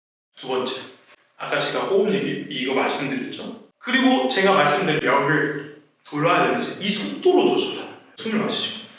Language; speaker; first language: Korean; native; Korean